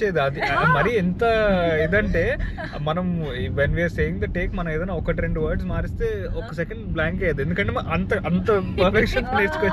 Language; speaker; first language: Telugu; native; Telugu